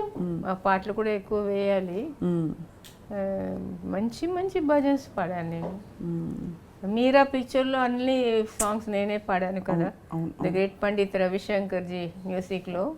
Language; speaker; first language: Telugu; non-native, local second language; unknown